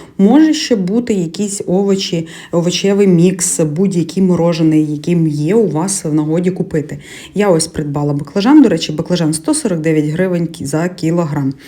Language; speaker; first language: Ukrainian; native; Ukrainian